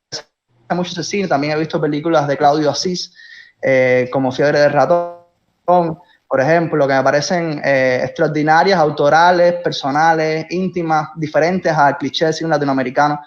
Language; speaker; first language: Spanish; native; Spanish